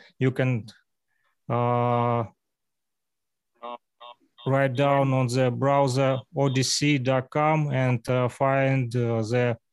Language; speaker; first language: English; non-native, learner; Russian